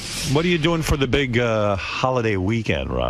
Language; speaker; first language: English; native; English